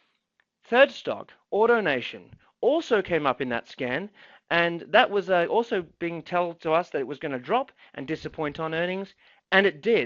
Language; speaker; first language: English; native; English